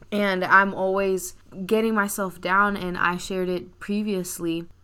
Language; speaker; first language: English; early bilingual, other home language; Spanish